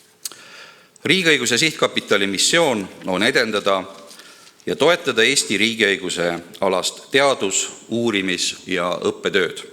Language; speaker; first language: Estonian; native; Estonian